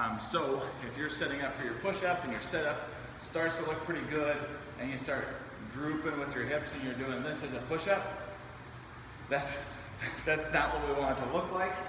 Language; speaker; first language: English; native; English